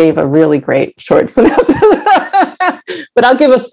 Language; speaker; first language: English; native; English